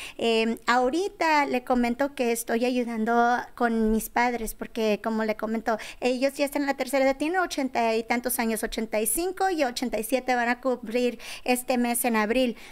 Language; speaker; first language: Spanish; early bilingual, heritage; Spanish